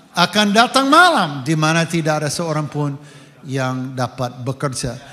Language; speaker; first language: Indonesian; non-native, fluent; English